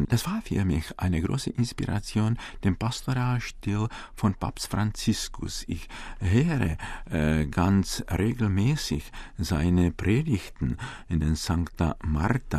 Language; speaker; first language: German; non-native, fluent; Czech